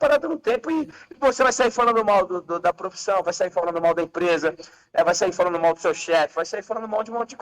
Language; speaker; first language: Portuguese; native; Portuguese